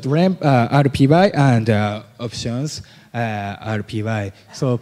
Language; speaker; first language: English; non-native, learner; Japanese